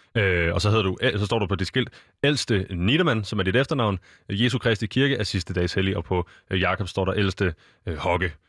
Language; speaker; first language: Danish; native; Danish